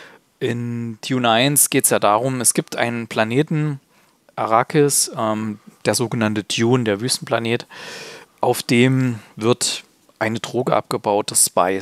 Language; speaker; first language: German; native; German